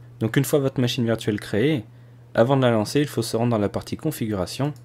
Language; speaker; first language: French; native; French